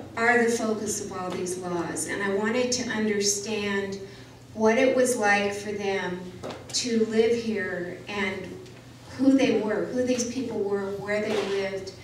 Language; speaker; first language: English; native; English